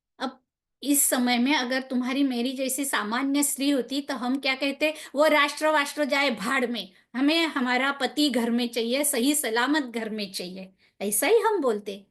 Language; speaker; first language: Hindi; non-native, local second language; Marathi